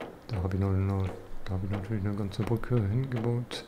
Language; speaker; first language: German; native; German